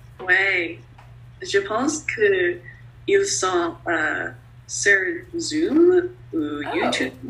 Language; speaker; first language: French; non-native, learner; English